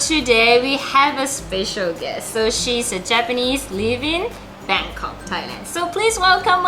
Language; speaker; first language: English; non-native, fluent; Japanese